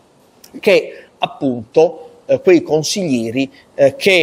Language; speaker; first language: Italian; native; Italian